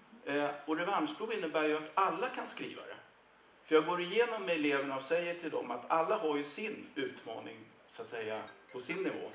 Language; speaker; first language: Swedish; native; Swedish